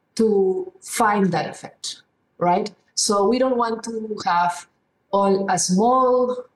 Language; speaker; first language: English; non-native, fluent; Spanish